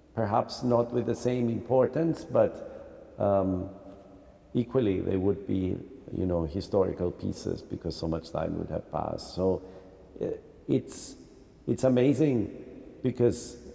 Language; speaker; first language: English; non-native, fluent; Greek